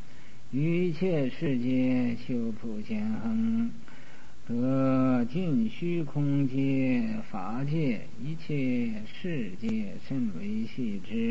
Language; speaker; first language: Chinese; native; Chinese